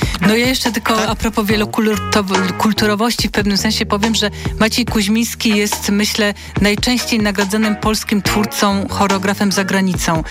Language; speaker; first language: Polish; native; Polish